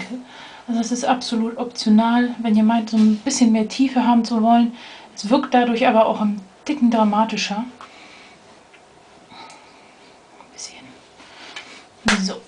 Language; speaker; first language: German; native; German